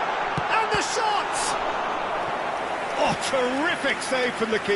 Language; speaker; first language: English; native; English